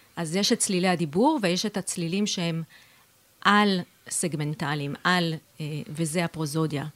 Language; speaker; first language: Hebrew; native; Hebrew